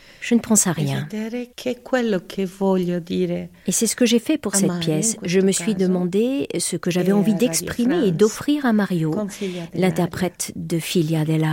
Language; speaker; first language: French; non-native, learner; Spanish